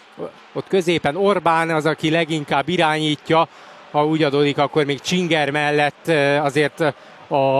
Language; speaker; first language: Hungarian; native; Hungarian